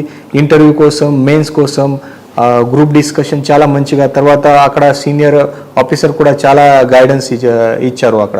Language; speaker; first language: Telugu; non-native, learner; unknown